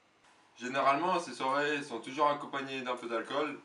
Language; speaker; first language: French; native; French